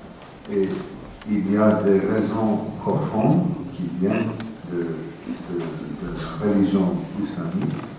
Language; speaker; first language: French; non-native, fluent; English